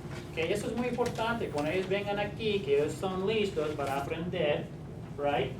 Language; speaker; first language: Spanish; non-native, learner; English